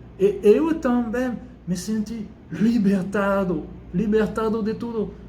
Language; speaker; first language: Portuguese; non-native, fluent; French